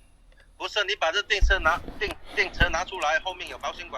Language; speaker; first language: Chinese; native; Chinese